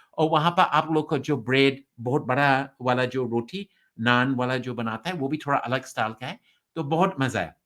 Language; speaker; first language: Hindi; non-native, learner; English